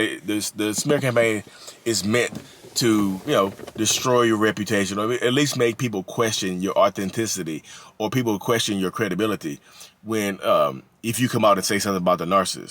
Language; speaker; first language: English; native; English